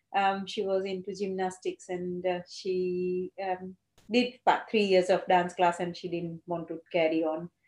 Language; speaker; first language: English; non-native, local second language; Gujarati